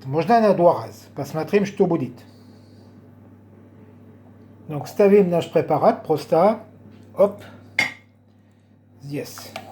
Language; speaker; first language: Russian; non-native, learner; French